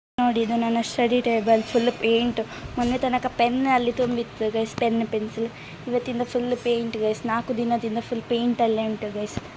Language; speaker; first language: Kannada; native; Kannada